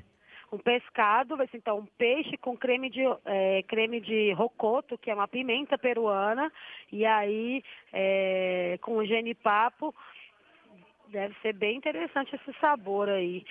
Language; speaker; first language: Portuguese; native; Portuguese